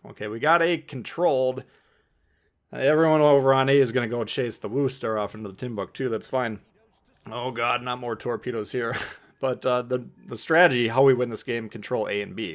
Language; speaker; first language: English; native; English